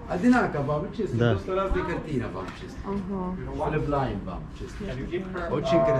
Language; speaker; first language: Russian; non-native, learner; Arabic